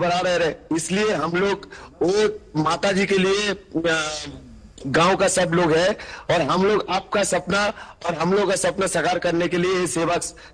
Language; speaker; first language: Hindi; non-native, local second language; Bangla